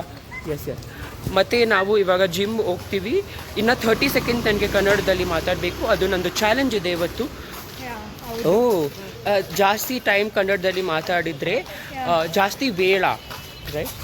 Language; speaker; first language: Kannada; non-native, learner; Marathi